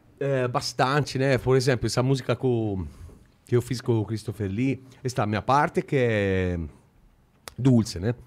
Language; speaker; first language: Portuguese; non-native, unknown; Italian